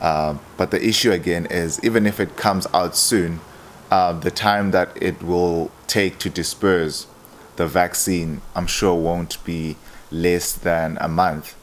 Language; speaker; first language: English; non-native, local second language; Xhosa